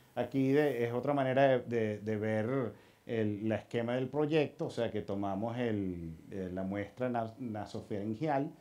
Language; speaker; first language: Spanish; early bilingual, heritage; Spanish